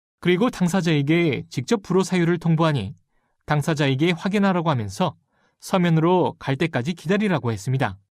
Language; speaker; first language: Korean; native; Korean